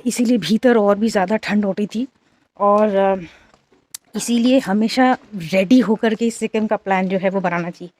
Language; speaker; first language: Hindi; native; Hindi